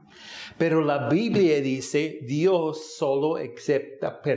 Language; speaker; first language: Spanish; non-native, fluent; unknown